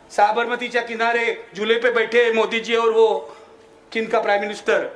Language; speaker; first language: Hindi; non-native, local second language; Marathi